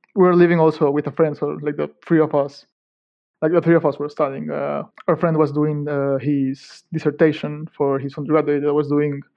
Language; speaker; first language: English; non-native, fluent; Spanish